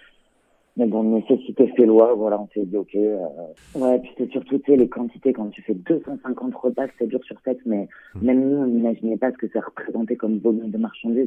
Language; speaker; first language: French; native; French